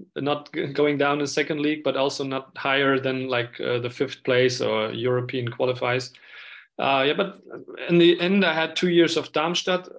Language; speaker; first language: English; non-native, fluent; German